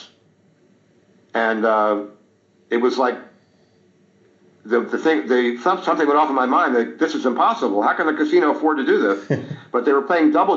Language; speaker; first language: English; native; English